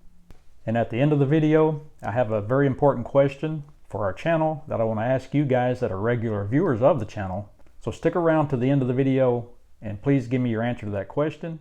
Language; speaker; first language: English; native; English